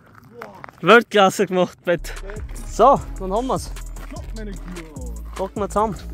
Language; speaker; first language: German; native; German